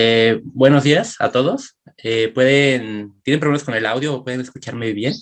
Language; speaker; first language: Spanish; native; Spanish